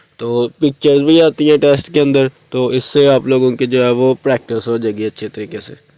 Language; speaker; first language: Urdu; non-native, local second language; Punjabi